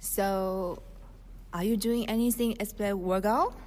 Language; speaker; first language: English; non-native, learner; Japanese